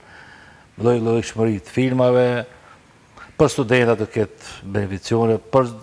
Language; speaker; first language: Albanian; native; Albanian